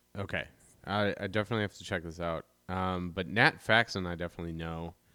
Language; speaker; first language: English; native; English